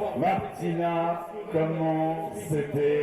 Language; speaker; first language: French; native; French